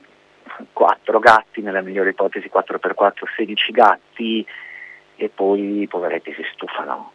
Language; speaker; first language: Italian; native; Italian